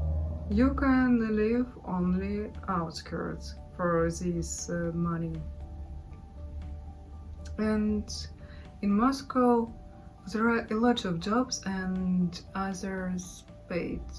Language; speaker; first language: English; non-native, learner; Russian